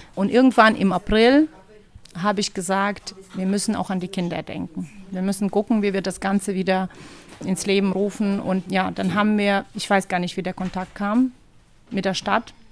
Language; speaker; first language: German; non-native, fluent; Ukrainian